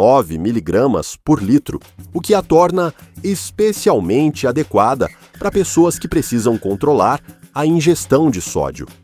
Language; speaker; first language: Portuguese; native; Portuguese